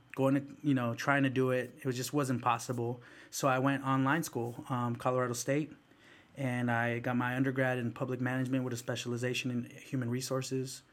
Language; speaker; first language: English; early bilingual, other home language; Spanish